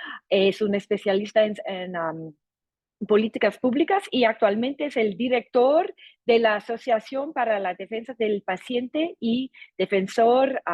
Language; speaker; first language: Spanish; non-native, fluent; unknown